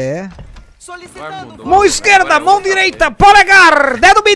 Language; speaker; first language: Portuguese; native; Portuguese